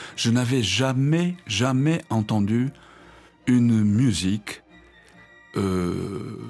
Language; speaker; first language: French; non-native, fluent; Japanese